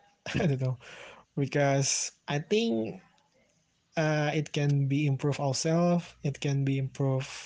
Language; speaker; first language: English; non-native, learner; Indonesian